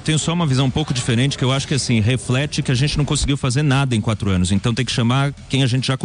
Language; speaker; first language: Portuguese; native; Portuguese